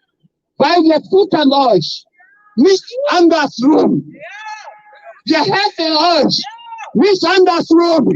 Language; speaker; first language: German; non-native, fluent; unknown